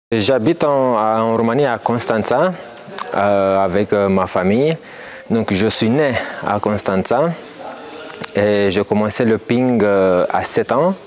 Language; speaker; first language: French; non-native, fluent; Romanian